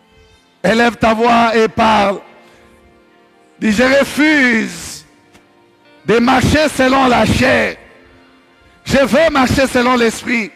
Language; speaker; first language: French; non-native, local second language; Swahili